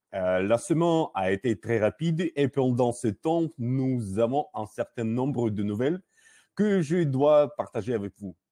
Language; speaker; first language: French; non-native, learner; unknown